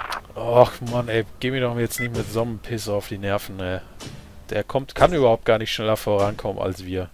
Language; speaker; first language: German; native; German